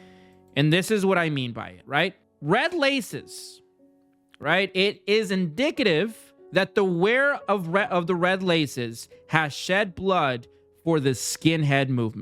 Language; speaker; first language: English; native; English